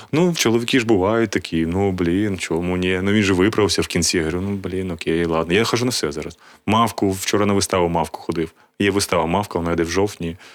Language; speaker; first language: Ukrainian; native; Ukrainian